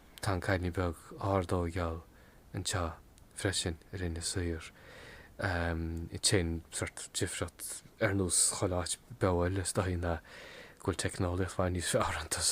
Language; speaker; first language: Irish; non-native, local second language; English